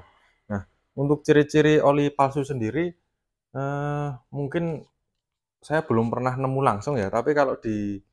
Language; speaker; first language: Indonesian; native; Indonesian